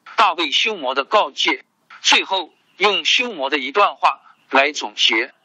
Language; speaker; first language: Chinese; non-native, local second language; Hakka Chinese